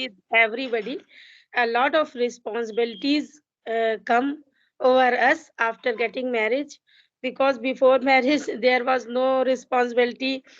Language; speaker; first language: English; non-native, local second language; Hindi